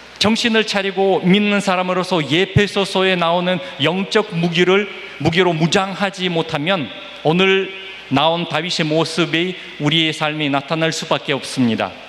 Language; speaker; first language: Korean; non-native, fluent; Russian